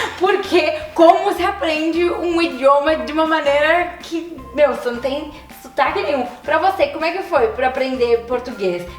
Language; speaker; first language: Portuguese; native; Portuguese